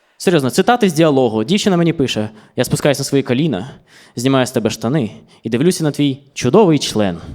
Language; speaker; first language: Ukrainian; non-native, local second language; Russian